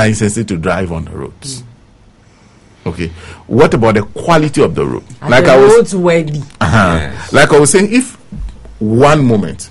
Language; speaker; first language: English; non-native, local second language; Ewe